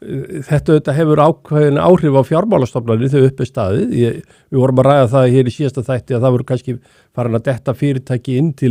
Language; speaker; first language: Icelandic; native; Icelandic